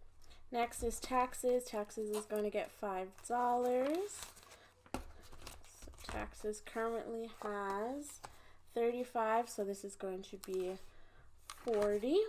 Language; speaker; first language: English; native; English